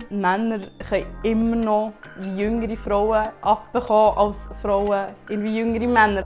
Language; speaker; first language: German; early bilingual, other home language; Albanian